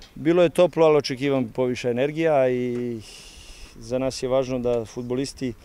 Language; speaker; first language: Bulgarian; non-native, learner; Serbian